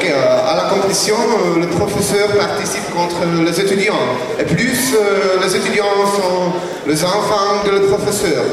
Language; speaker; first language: French; non-native, learner; Czech